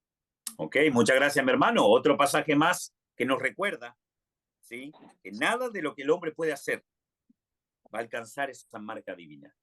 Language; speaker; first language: Spanish; native; Spanish